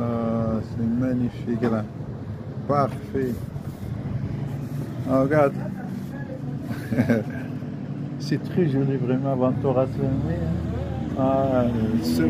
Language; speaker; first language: French; non-native, fluent; Arabic